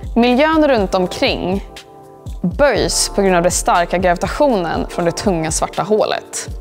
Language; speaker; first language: Swedish; native; Swedish